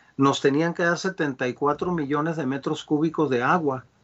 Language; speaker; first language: Spanish; native; Spanish